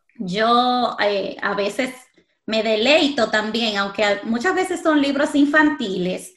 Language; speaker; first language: Spanish; native; Spanish